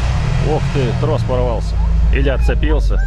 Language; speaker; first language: Russian; native; Russian